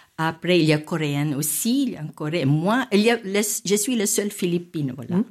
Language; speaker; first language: French; non-native, fluent; Filipino